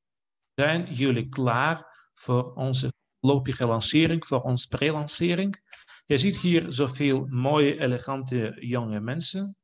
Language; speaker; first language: Dutch; non-native, fluent; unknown